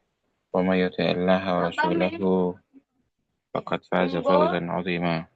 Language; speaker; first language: Arabic; non-native, fluent; Indonesian